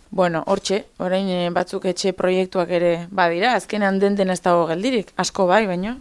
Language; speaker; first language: Basque; native; Basque